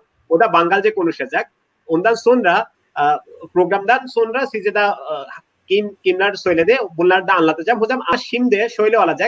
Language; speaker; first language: Turkish; non-native, learner; Bangla